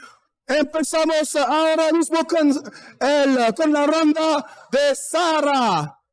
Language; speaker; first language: Spanish; non-native, learner; French